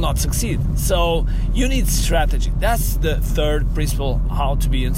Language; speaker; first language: English; non-native, fluent; Portuguese